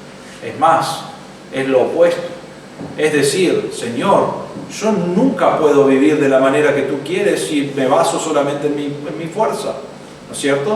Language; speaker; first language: Spanish; native; Spanish